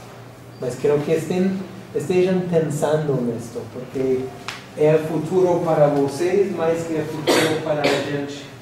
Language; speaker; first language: Portuguese; non-native, fluent; English